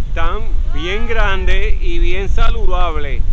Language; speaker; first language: Spanish; native; Spanish